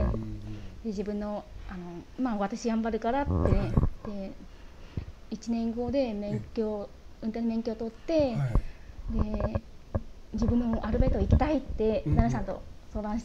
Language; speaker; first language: Japanese; non-native, learner; Vietnamese